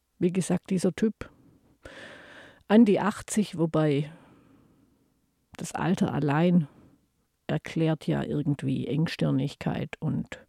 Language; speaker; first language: German; native; German